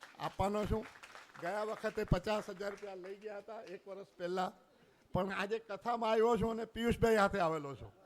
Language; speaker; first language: Gujarati; non-native, local second language; Sindhi